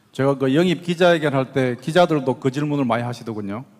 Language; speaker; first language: Korean; native; Korean